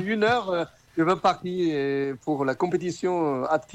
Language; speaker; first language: French; non-native, fluent; Chinese